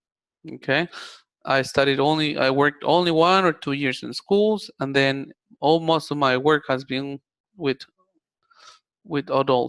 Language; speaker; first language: English; non-native, fluent; Spanish